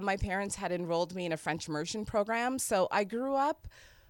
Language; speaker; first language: English; native; English